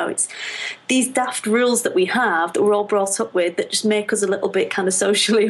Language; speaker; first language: English; native; English